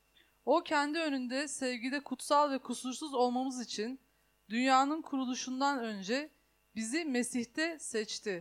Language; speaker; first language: Turkish; native; Turkish